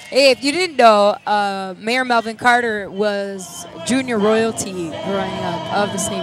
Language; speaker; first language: English; early bilingual, other home language; Spanish